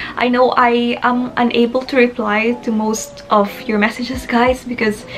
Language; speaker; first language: English; non-native, local second language; Filipino